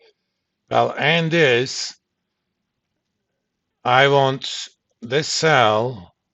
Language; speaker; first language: English; native; English